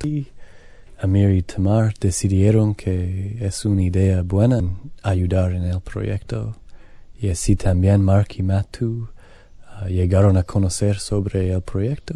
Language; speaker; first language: Spanish; non-native, learner; English